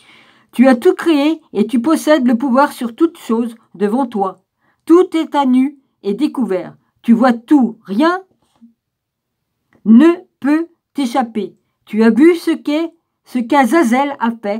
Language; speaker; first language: French; native; French